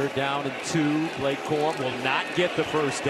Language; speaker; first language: English; native; English